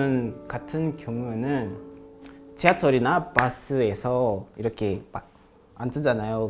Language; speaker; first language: Korean; non-native, fluent; Kinyarwanda